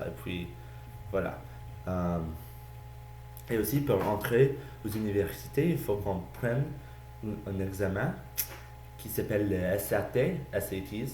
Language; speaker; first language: French; non-native, learner; English